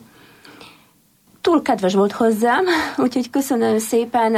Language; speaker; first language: Hungarian; non-native, fluent; Polish